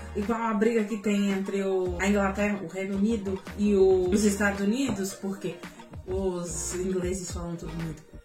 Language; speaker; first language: Portuguese; native; Portuguese